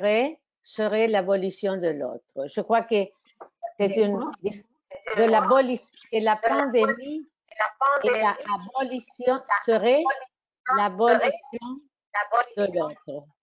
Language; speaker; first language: French; non-native, fluent; Spanish